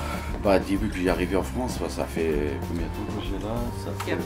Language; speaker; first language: French; non-native, learner; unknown